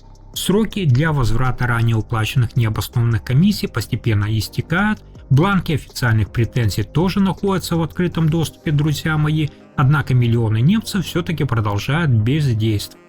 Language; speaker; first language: Russian; native; Russian